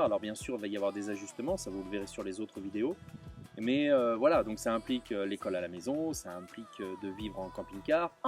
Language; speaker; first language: French; native; French